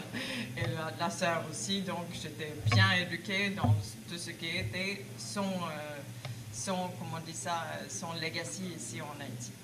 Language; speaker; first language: French; non-native, fluent; Swedish